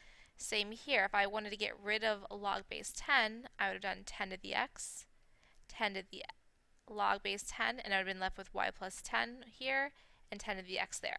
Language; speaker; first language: English; native; English